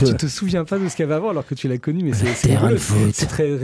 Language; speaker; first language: French; native; French